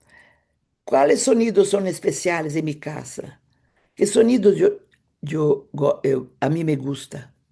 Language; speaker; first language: Spanish; non-native, fluent; Portuguese